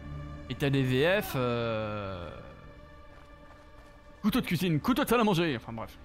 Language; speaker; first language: French; native; French